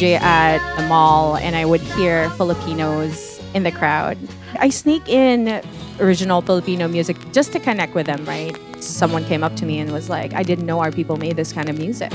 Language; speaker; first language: English; non-native, local second language; Filipino